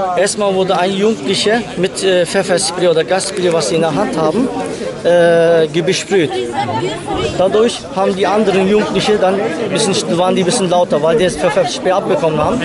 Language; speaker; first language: German; non-native, fluent; Turkish